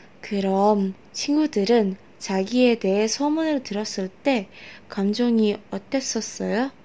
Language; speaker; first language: Korean; non-native, learner; Indonesian